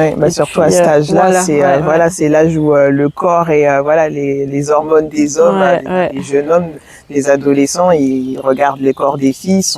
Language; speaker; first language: French; native; French